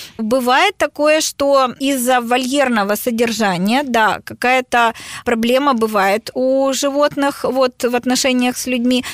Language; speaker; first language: Russian; native; Russian